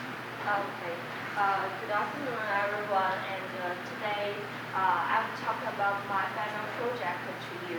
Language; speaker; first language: English; non-native, fluent; Chinese